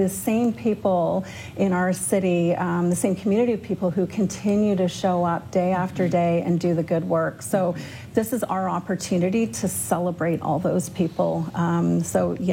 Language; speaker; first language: English; native; English